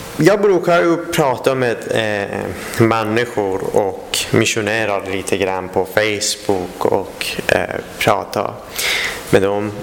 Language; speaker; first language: Swedish; non-native, fluent; Persian